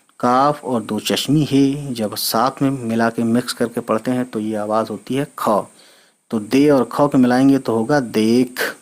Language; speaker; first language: Urdu; native; Urdu